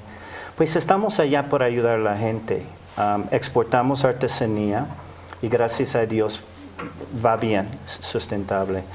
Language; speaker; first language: Spanish; non-native, fluent; English